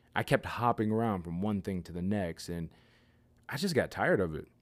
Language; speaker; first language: English; native; English